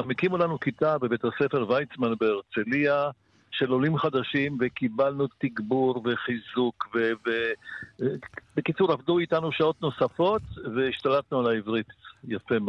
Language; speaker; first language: Hebrew; early bilingual, other home language; Polish